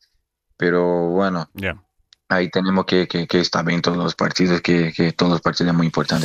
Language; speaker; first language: Spanish; non-native, learner; Portuguese